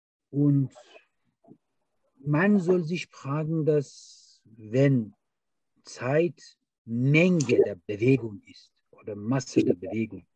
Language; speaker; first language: German; non-native, fluent; Persian